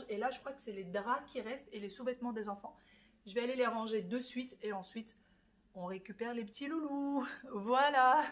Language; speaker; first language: French; native; French